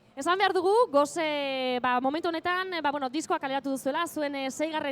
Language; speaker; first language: Basque; native; Basque